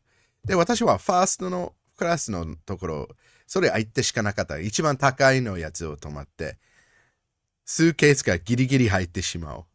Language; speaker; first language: Japanese; non-native, learner; English